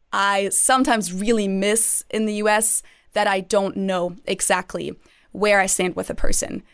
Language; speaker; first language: English; non-native, fluent; German